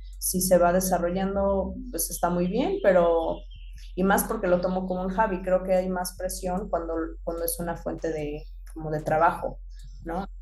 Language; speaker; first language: Spanish; early bilingual, heritage; Spanish